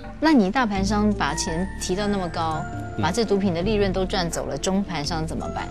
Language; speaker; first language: Chinese; native; Chinese